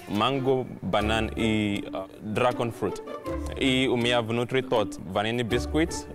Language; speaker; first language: Russian; non-native, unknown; Yoruba